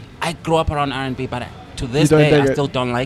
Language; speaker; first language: English; non-native, local second language; Swati